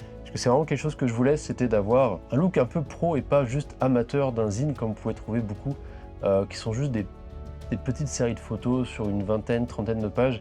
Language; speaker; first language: French; native; French